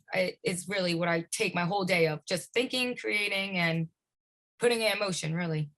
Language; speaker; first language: English; native; English